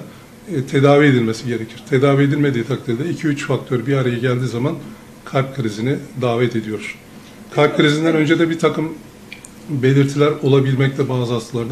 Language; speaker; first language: Turkish; native; Turkish